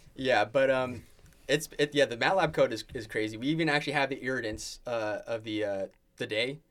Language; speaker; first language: English; native; English